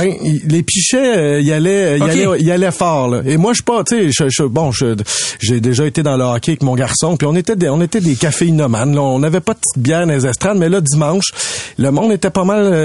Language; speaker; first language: French; native; French